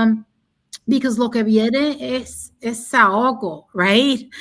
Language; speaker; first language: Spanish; early bilingual, heritage; Spanish